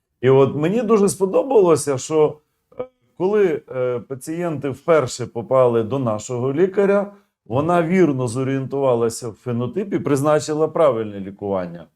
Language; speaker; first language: Ukrainian; native; Ukrainian